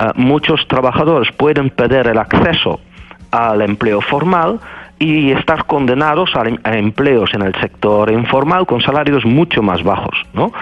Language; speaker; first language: Spanish; non-native, fluent; Dutch